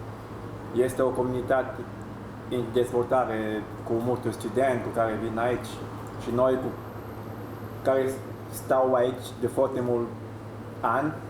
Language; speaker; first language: Romanian; non-native, fluent; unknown